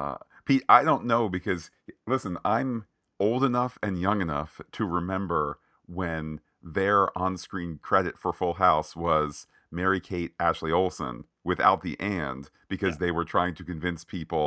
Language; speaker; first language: English; native; English